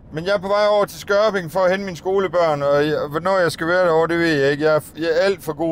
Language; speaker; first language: Danish; native; Danish